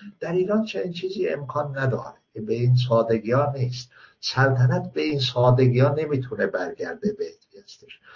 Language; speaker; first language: Persian; native; Persian